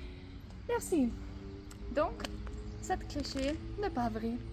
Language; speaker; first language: French; non-native, learner; German